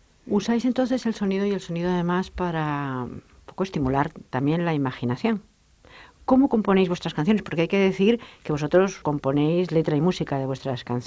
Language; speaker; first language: Spanish; native; Spanish